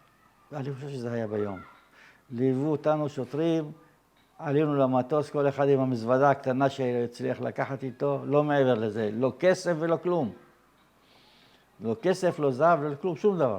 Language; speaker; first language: Hebrew; early bilingual, other home language; Arabic